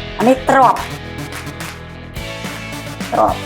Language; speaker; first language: English; non-native, learner; Khmer